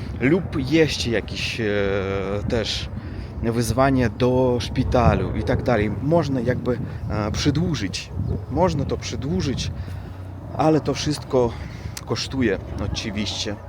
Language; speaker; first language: Polish; non-native, learner; Russian